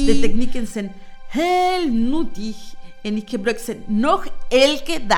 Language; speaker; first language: Dutch; non-native, fluent; Spanish